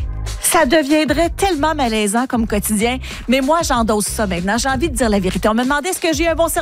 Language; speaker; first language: French; native; French